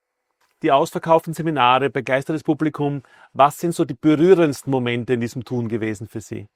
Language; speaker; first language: German; native; German